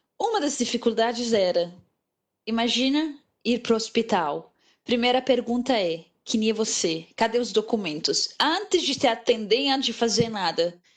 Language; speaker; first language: Portuguese; non-native, fluent; Arabic